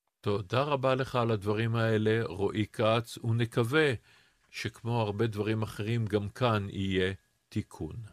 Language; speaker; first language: Hebrew; native; Hebrew